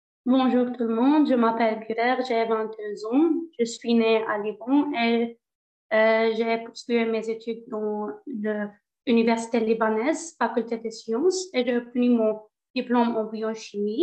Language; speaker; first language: French; non-native, learner; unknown